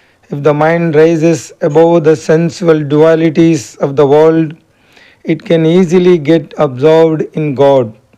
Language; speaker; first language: English; non-native, local second language; Telugu